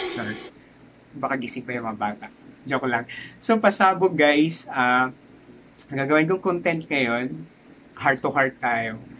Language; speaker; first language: Filipino; non-native, local second language; Cebuano